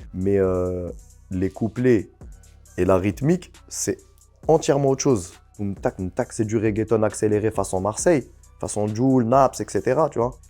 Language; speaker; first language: French; non-native, local second language; Arabic